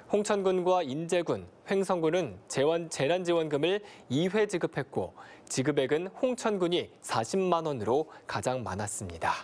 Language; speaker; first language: Korean; native; Korean